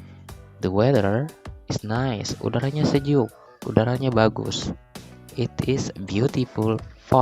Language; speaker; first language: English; non-native, learner; Indonesian